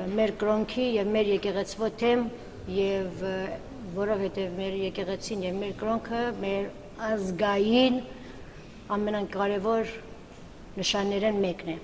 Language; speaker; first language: Armenian; early bilingual, heritage; Armenian